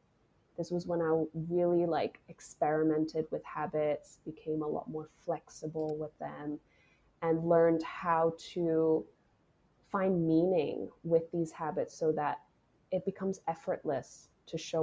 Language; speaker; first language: English; non-native, local second language; Cantonese